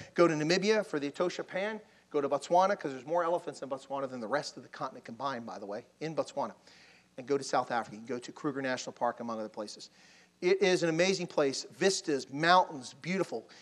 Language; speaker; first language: English; native; English